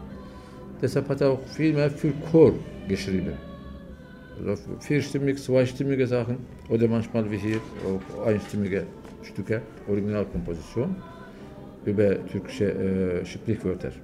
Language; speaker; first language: German; non-native, fluent; Turkish